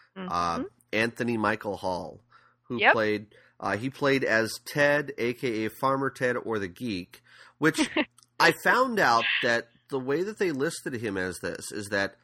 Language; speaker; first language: English; native; English